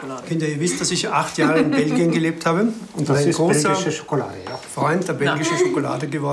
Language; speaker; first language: German; native; German